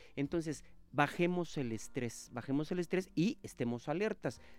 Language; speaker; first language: Spanish; native; Spanish